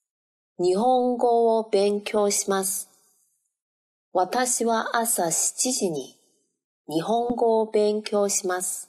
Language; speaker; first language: Japanese; non-native, learner; Chinese